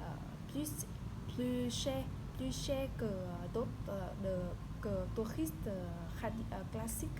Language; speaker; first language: French; non-native, learner; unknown